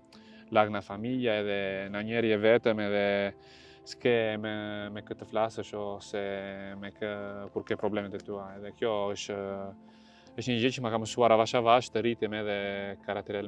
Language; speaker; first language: Albanian; early bilingual, heritage; Albanian